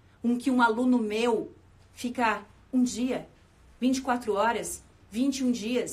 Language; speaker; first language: Portuguese; native; Portuguese